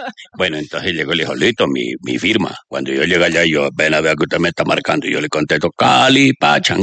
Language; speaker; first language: Spanish; native; Spanish